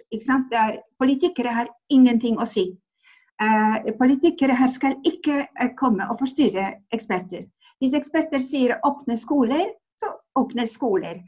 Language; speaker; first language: Norwegian; non-native, fluent; Polish